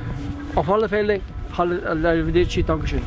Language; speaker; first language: German; non-native, fluent; Italian